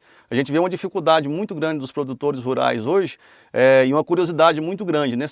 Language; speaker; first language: Portuguese; native; Portuguese